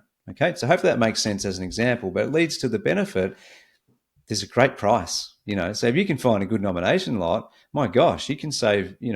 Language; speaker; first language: English; native; English